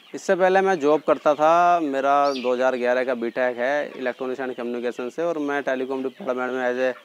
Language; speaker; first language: Hindi; native; Hindi